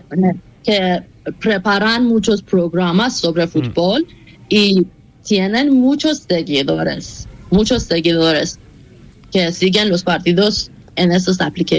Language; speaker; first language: Spanish; non-native, fluent; Persian